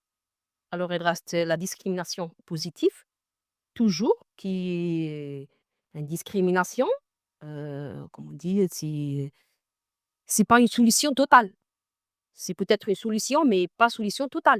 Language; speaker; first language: French; non-native, learner; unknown